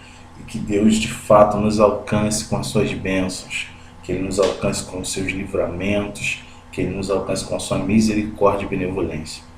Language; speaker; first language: Portuguese; native; Portuguese